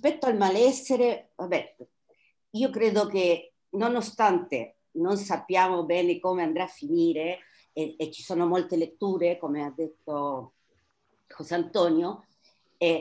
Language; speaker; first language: Italian; non-native, fluent; Spanish